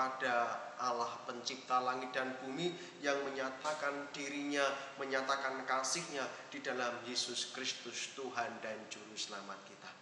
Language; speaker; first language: Indonesian; native; Indonesian